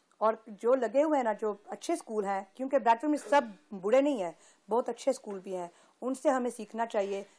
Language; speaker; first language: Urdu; early bilingual, heritage; Urdu